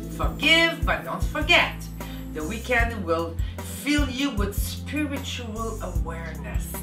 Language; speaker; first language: English; native; English